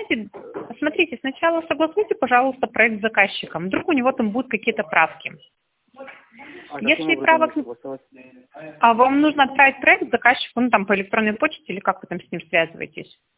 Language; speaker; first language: Russian; native; Russian